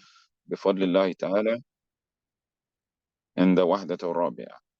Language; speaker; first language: Arabic; non-native, fluent; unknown